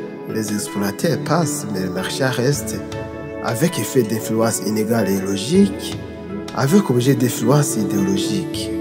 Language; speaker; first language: French; non-native, local second language; Rundi